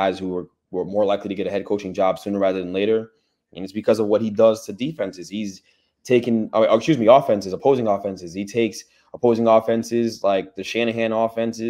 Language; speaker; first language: English; native; English